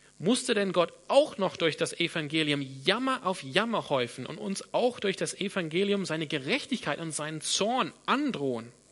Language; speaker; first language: German; non-native, fluent; English